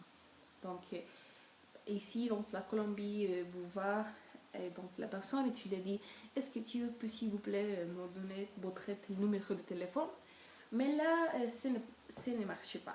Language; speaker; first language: French; non-native, learner; Spanish